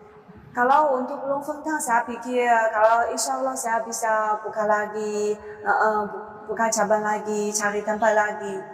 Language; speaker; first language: Indonesian; non-native, learner; Chinese